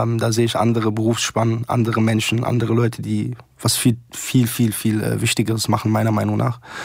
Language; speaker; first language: German; early bilingual, other home language; Arabic